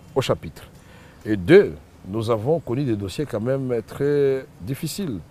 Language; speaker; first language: French; non-native, local second language; Swahili